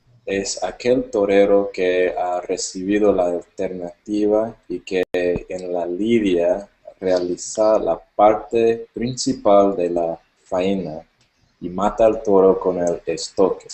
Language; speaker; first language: Spanish; non-native, learner; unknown